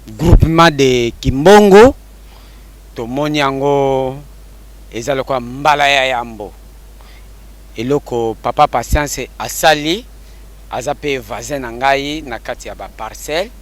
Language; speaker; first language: Lingala; non-native, local second language; Kongo